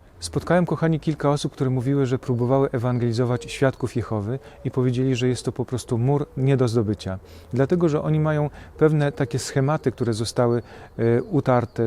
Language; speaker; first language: Polish; native; Polish